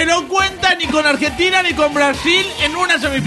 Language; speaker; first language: Spanish; native; Spanish